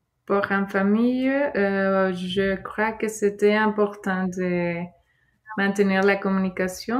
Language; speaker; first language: French; non-native, fluent; Spanish